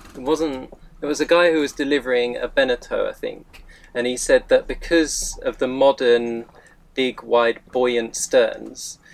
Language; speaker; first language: English; native; English